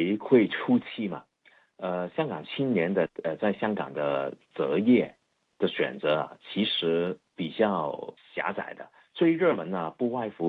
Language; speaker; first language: Chinese; non-native, fluent; Cantonese